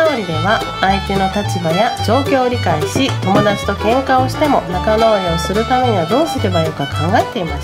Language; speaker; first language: Japanese; native; Japanese